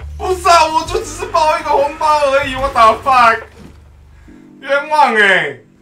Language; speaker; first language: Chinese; native; Chinese